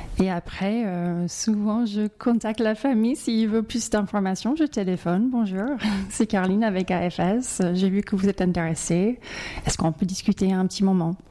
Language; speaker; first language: French; non-native, fluent; English